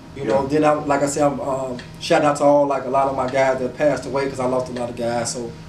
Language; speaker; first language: English; native; English